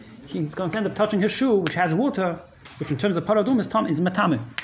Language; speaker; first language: English; native; English